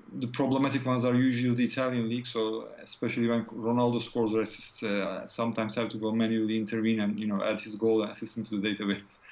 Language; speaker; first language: English; non-native, fluent; Turkish